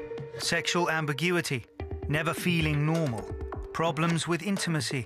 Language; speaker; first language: English; native; English